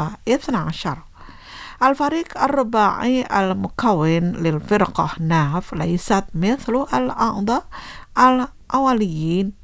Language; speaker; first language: Arabic; non-native, fluent; Indonesian